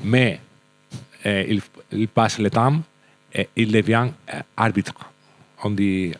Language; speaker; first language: French; non-native, learner; Spanish